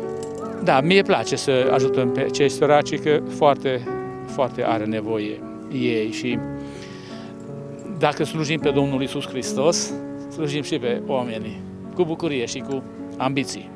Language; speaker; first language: Romanian; non-native, local second language; Hungarian